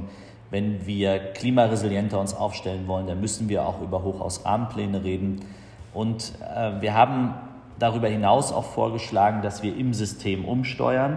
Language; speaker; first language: German; native; German